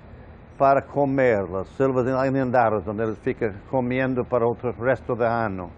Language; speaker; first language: Portuguese; non-native, fluent; English